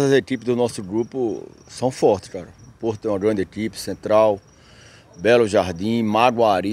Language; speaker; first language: Portuguese; native; Portuguese